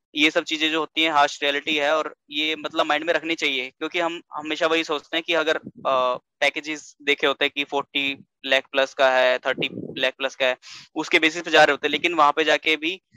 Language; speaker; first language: Hindi; native; Hindi